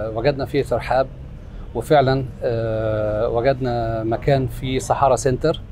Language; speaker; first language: Arabic; native; Arabic